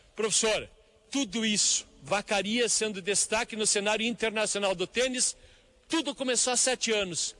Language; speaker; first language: Portuguese; native; Portuguese